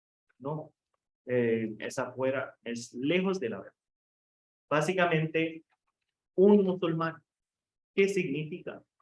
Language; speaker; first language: Spanish; non-native, fluent; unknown